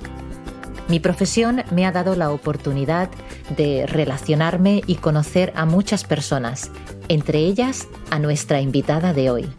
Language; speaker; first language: Spanish; native; Spanish